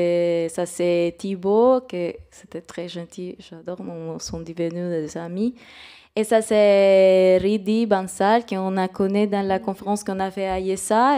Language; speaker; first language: French; non-native, fluent; Spanish